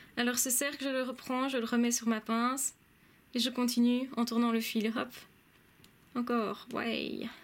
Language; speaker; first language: French; native; French